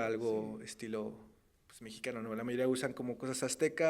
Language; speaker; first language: Spanish; native; Spanish